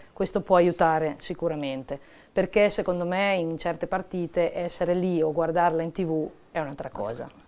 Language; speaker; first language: Italian; native; Italian